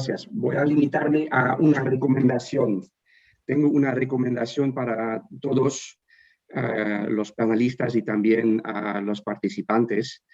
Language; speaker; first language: Spanish; non-native, fluent; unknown